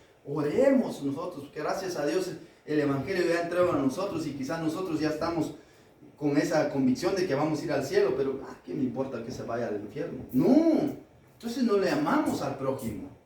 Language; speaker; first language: Spanish; native; Spanish